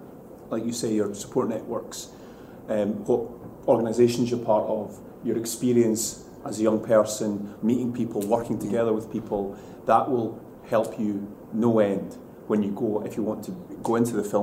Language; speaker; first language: English; native; English